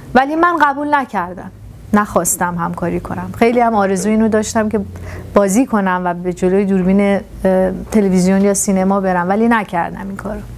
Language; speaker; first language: Persian; native; Persian